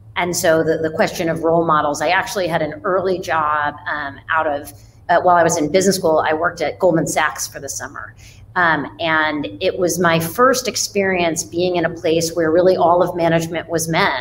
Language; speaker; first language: English; native; English